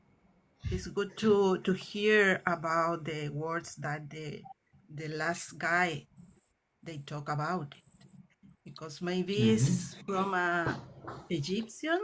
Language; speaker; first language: English; non-native, learner; Spanish